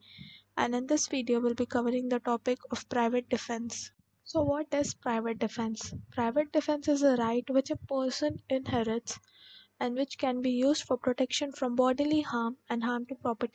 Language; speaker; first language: English; non-native, local second language; Hindi